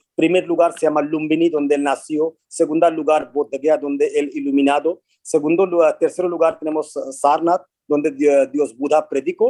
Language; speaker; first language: Spanish; non-native, fluent; Hindi